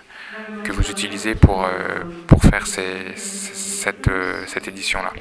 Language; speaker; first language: French; native; French